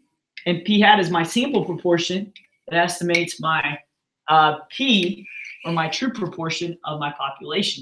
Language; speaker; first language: English; native; English